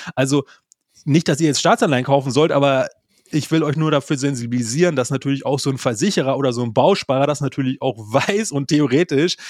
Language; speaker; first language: German; native; German